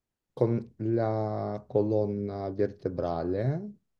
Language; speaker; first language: Italian; non-native, learner; Russian